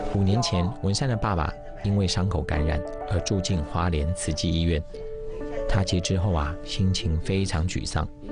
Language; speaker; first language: Chinese; native; Chinese